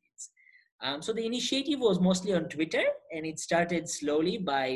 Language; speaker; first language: English; non-native, local second language; Gujarati